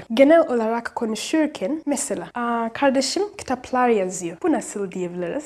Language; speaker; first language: Turkish; non-native, learner; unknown